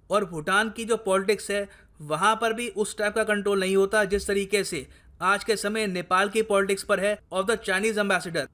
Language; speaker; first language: Hindi; native; Hindi